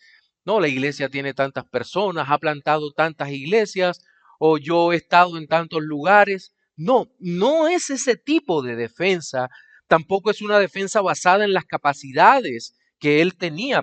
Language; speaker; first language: Spanish; native; Spanish